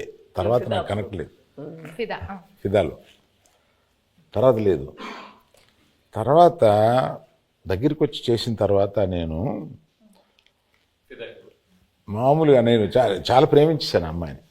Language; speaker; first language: Telugu; native; Telugu